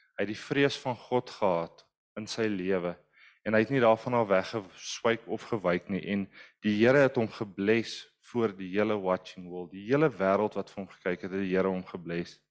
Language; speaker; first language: Afrikaans; non-native, local second language; English